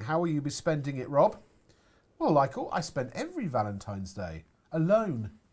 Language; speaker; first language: English; native; English